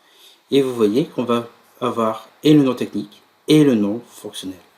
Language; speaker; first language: French; native; French